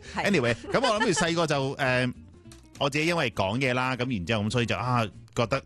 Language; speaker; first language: Cantonese; native; Cantonese